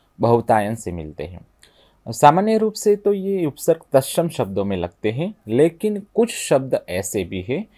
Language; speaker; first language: Hindi; non-native, local second language; Gujarati